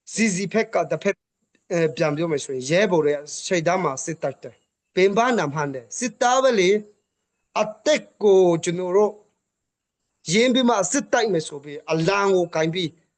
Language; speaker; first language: Burmese; non-native, local second language; Hakha Chin